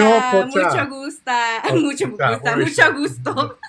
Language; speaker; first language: Spanish; early bilingual, heritage; Spanish